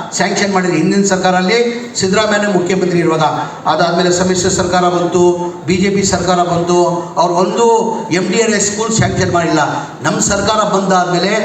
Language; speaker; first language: Kannada; non-native, local second language; Urdu